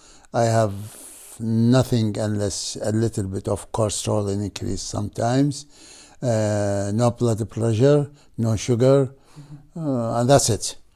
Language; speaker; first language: English; non-native, fluent; Arabic